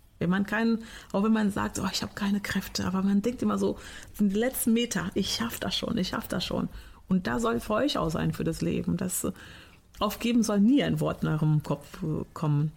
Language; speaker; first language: German; non-native, fluent; Portuguese